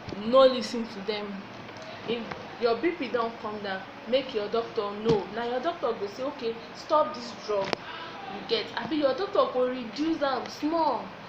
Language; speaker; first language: Nigerian Pidgin; non-native, local second language; Yoruba